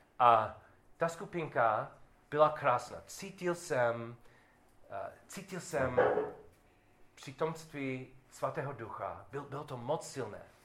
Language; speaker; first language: Czech; non-native, learner; English